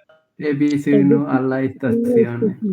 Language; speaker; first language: Italian; non-native, learner; Bangla